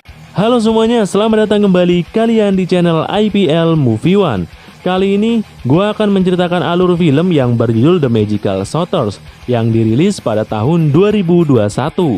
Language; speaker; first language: Indonesian; native; Indonesian